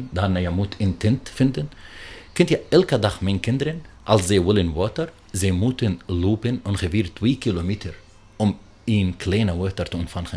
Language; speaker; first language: Dutch; non-native, learner; Arabic